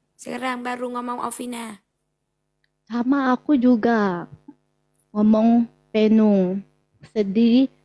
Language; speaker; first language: Indonesian; non-native, learner; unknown